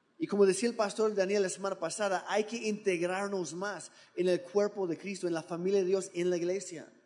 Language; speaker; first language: Spanish; non-native, fluent; English